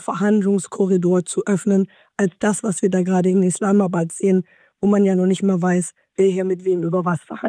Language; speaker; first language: German; native; German